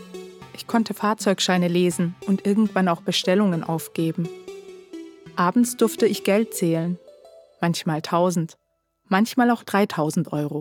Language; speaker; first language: German; early bilingual, other home language; Turkish